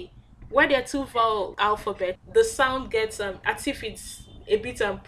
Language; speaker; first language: English; non-native, local second language; Igbo